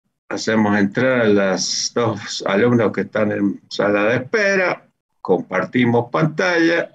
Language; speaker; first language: Spanish; native; Spanish